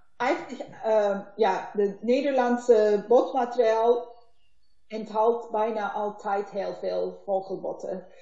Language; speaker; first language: Dutch; non-native, learner; Turkish